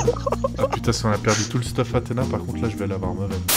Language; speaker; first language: French; native; French